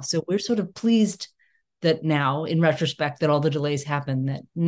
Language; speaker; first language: English; native; English